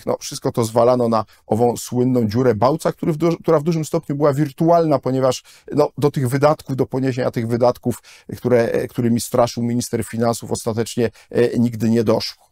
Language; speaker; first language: Polish; native; Polish